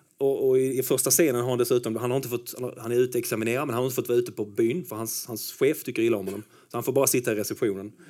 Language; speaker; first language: Swedish; native; Swedish